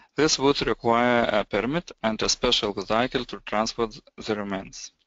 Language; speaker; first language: English; non-native, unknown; Lithuanian